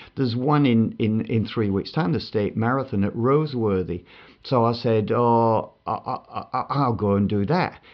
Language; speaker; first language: English; native; English